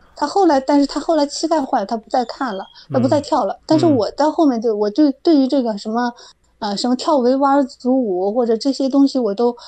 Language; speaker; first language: Chinese; native; Chinese